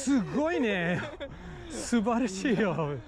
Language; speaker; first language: Japanese; non-native, learner; English